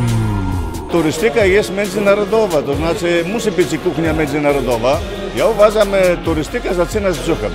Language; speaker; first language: Polish; non-native, fluent; Greek